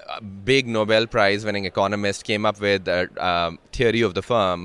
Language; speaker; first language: English; non-native, local second language; Urdu